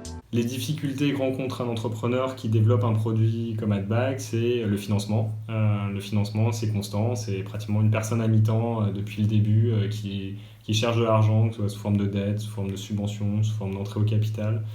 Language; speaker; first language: French; native; French